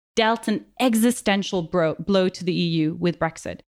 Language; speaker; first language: English; non-native, local second language; German